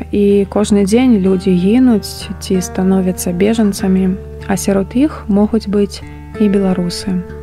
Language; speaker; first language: Belarusian; native; Belarusian